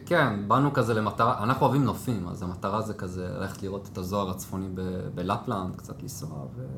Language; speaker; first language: Hebrew; native; Hebrew